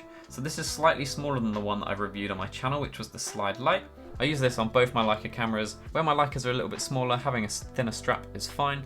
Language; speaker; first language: English; native; English